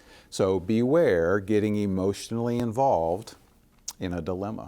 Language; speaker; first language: English; native; English